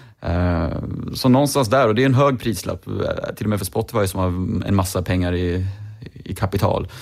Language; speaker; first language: Swedish; native; Swedish